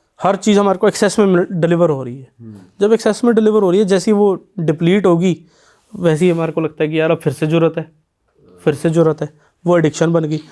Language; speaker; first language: Hindi; non-native, local second language; Punjabi